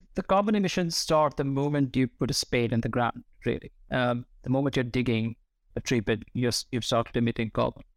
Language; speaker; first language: English; non-native, local second language; Hindi